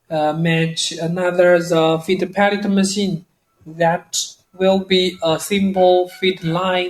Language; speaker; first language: English; non-native, learner; Chinese